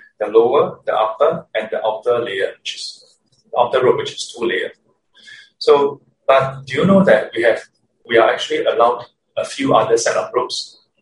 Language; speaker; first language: English; native; English